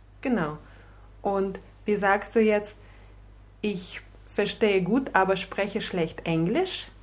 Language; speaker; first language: German; non-native, fluent; Russian